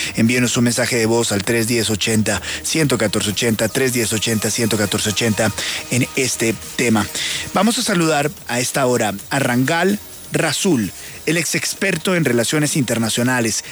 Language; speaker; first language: Spanish; native; Spanish